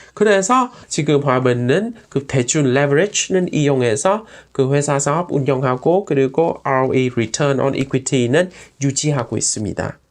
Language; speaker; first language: Korean; non-native, fluent; Vietnamese